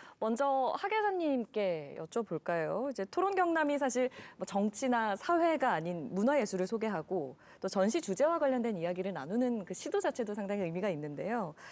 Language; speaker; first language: Korean; native; Korean